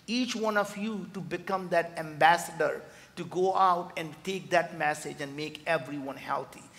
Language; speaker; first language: English; non-native, local second language; Hindi